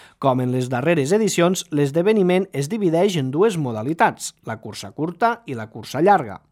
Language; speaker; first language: Catalan; native; Catalan